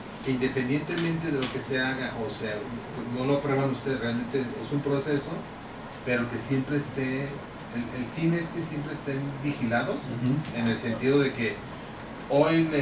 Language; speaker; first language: Spanish; native; Spanish